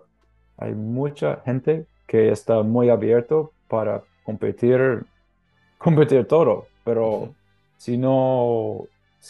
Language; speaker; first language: Spanish; non-native, learner; English